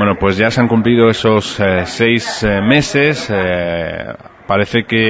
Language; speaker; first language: Spanish; native; Spanish